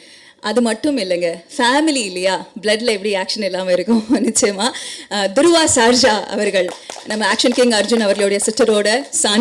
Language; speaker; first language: Tamil; native; Tamil